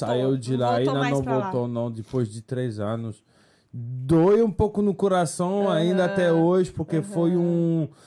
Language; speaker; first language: Portuguese; non-native, fluent; French